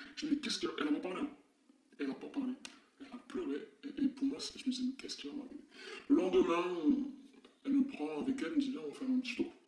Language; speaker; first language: French; non-native, local second language; Arabic